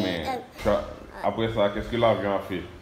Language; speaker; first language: French; native; French